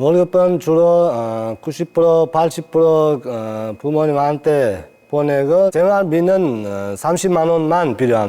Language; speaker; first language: Korean; non-native, learner; Uzbek